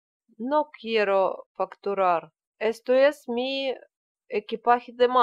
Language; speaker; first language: Spanish; non-native, learner; Russian